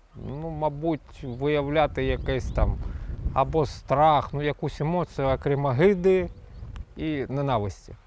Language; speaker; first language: Ukrainian; native; Ukrainian